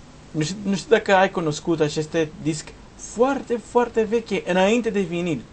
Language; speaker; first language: Romanian; non-native, learner; Portuguese